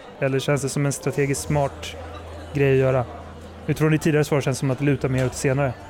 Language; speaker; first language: Swedish; native; Swedish